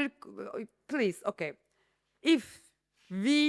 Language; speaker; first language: English; non-native, learner; Turkish